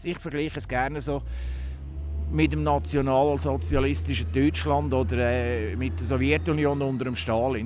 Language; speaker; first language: German; native; German